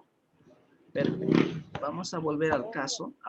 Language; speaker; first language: Spanish; native; Spanish